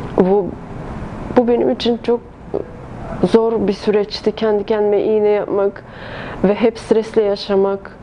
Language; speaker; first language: Turkish; early bilingual, heritage; Turkish